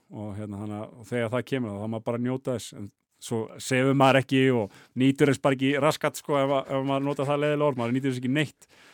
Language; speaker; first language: Icelandic; native; Icelandic